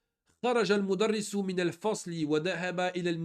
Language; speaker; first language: Arabic; non-native, fluent; French